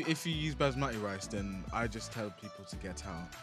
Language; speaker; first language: English; non-native, local second language; Yoruba